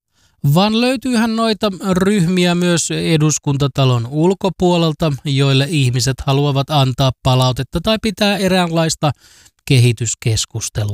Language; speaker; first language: Finnish; native; Finnish